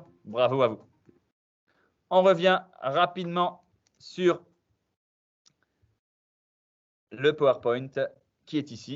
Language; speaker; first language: French; native; French